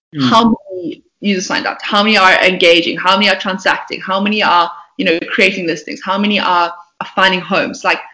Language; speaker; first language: English; native; English